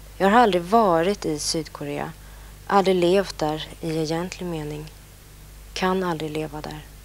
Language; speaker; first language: Swedish; native; Swedish